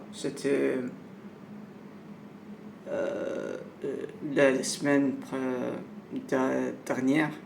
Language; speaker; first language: French; non-native, learner; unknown